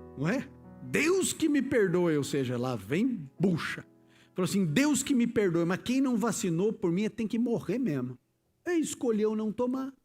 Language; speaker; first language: Portuguese; native; Portuguese